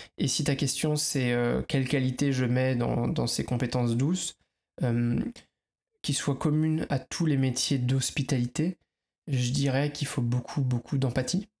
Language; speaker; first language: French; native; French